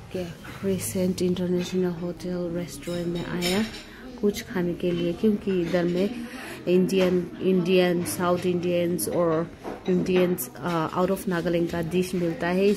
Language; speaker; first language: Hindi; non-native, local second language; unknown